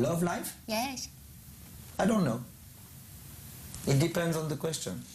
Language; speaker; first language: English; non-native, learner; French